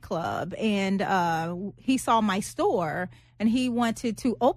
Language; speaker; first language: English; native; English